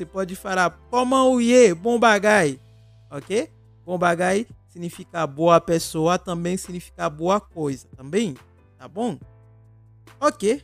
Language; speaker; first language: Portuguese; non-native, fluent; Haitian Creole